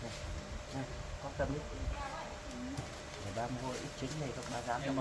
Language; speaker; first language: Vietnamese; native; Vietnamese